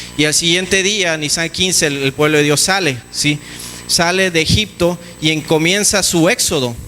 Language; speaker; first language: Spanish; early bilingual, heritage; Spanish